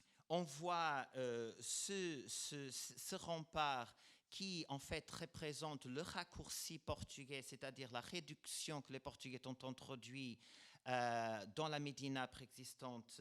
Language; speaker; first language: French; non-native, fluent; Portuguese